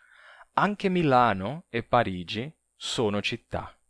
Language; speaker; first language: Italian; non-native, fluent; Portuguese